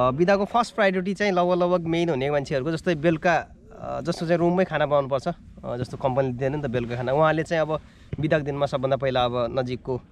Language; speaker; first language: Nepali; native; Nepali